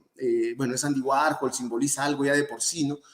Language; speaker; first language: Spanish; native; Spanish